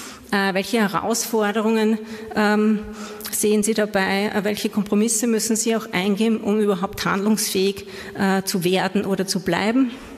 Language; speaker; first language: German; native; German